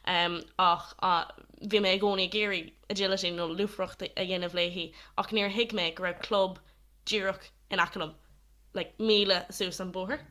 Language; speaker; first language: Irish; non-native, local second language; English